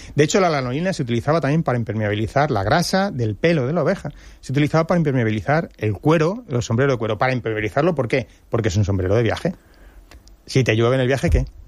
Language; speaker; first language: Spanish; native; Spanish